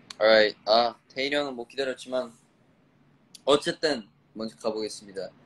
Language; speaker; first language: Korean; early bilingual, heritage; Korean